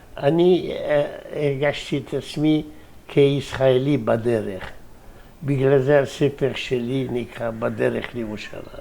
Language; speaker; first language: Hebrew; non-native, fluent; French